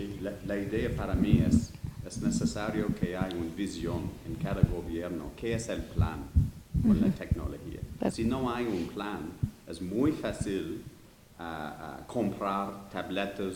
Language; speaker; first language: Spanish; non-native, learner; English